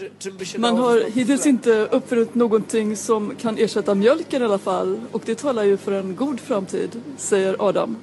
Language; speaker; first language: Swedish; native; Swedish